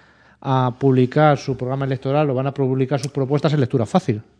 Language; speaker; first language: Spanish; native; Spanish